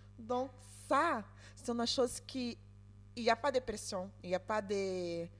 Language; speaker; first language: French; non-native, learner; Spanish